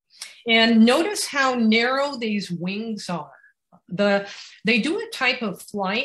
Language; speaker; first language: English; native; English